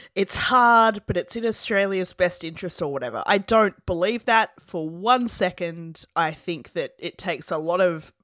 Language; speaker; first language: English; native; English